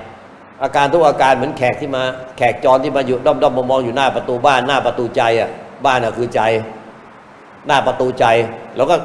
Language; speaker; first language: Thai; native; Thai